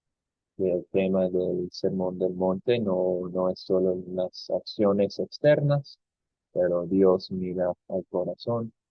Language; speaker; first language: Spanish; non-native, fluent; English